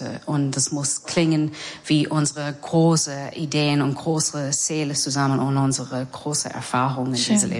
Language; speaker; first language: German; non-native, learner; English